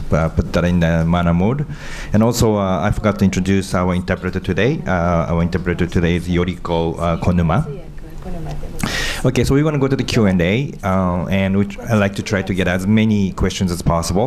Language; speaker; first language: English; non-native, fluent; Japanese